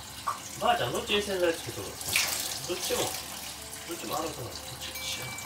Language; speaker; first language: Japanese; native; Japanese